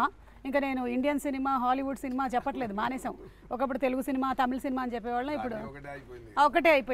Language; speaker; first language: Telugu; native; Telugu